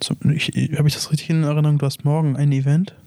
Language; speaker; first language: German; native; German